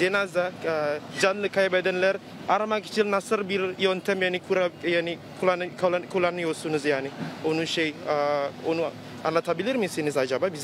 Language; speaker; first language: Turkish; non-native, learner; Indonesian